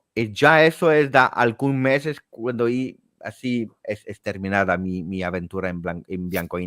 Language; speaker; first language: Spanish; non-native, fluent; Italian